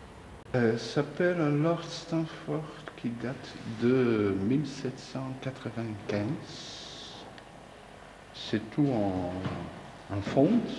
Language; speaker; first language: French; non-native, fluent; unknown